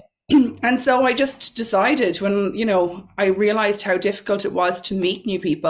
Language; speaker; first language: English; native; English